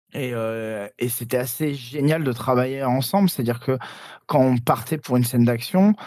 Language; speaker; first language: French; native; French